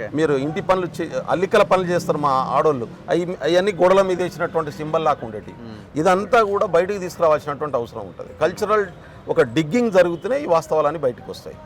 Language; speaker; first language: Telugu; non-native, local second language; Lambadi